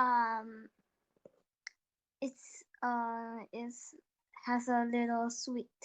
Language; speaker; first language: English; non-native, learner; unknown